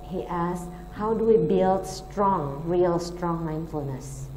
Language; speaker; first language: English; non-native, fluent; Indonesian